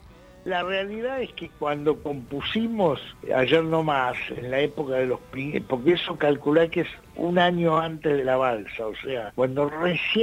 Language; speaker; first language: Spanish; native; Spanish